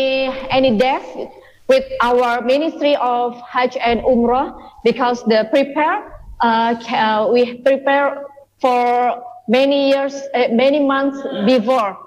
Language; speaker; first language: English; non-native, learner; Indonesian